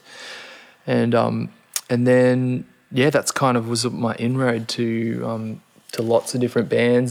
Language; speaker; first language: English; native; English